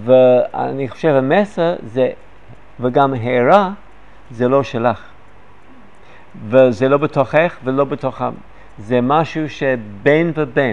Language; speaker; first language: Hebrew; non-native, fluent; English